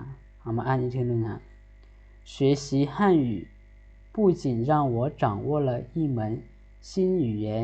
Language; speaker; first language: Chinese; non-native, fluent; Lao